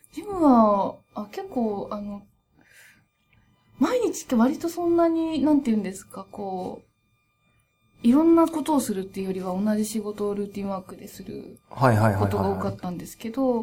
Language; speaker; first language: Japanese; native; Japanese